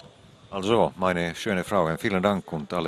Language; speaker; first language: German; non-native, fluent; Finnish